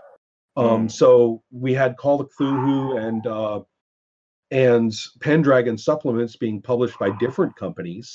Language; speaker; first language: English; native; English